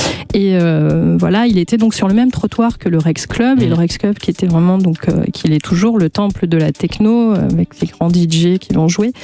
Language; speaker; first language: French; native; French